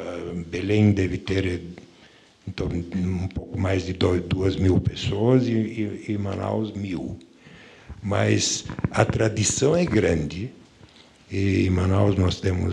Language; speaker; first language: Portuguese; non-native, fluent; Bulgarian